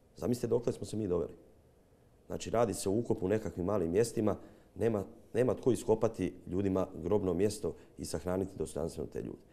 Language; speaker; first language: Croatian; native; Croatian